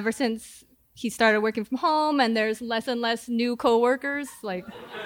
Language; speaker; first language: English; native; English